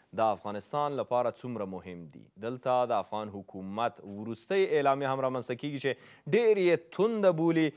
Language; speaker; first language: Pashto; native; Pashto